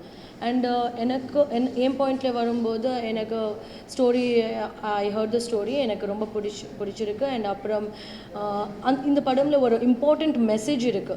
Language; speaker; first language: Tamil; non-native, learner; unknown